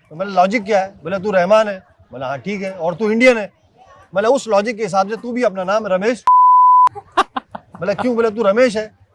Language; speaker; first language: Hindi; native; Hindi